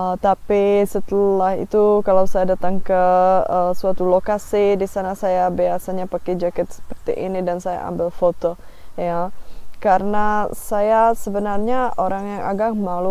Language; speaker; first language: Indonesian; non-native, fluent; Czech